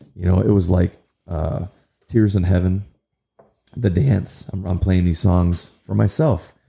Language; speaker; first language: English; native; English